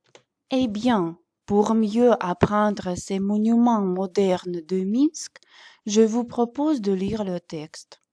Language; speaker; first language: French; non-native, fluent; Russian